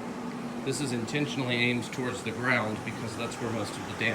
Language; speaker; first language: English; native; English